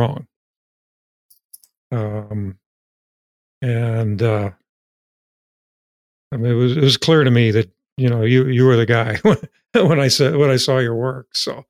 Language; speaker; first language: English; native; English